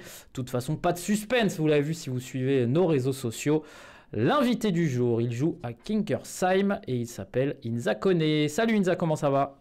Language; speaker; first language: French; native; French